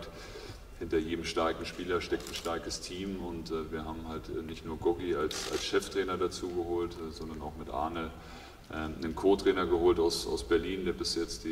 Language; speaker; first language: German; native; German